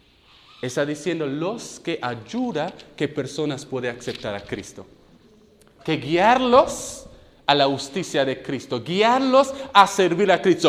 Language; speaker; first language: Spanish; non-native, learner; English